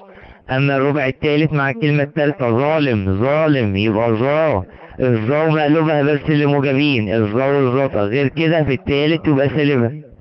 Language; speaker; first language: Arabic; native; Arabic